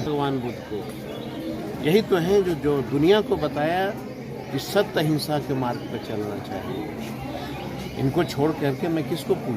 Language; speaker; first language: Hindi; native; Hindi